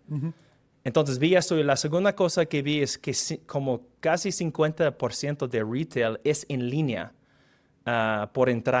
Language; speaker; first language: Spanish; non-native, fluent; English